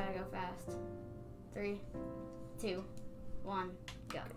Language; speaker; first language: English; native; English